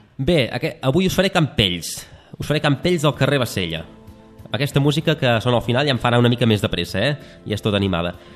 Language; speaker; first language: Catalan; native; Catalan